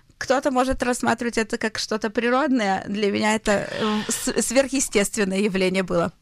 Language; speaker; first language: Russian; early bilingual, heritage; Russian